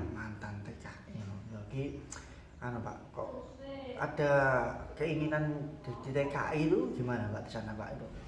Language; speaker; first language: Indonesian; non-native, local second language; Javanese